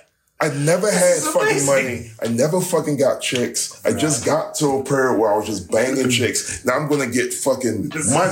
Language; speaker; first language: English; native; English